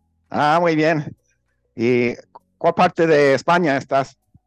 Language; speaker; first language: Spanish; non-native, learner; English